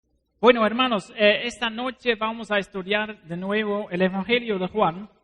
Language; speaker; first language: Spanish; non-native, fluent; Dutch